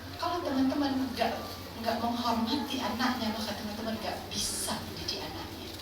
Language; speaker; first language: Indonesian; native; Indonesian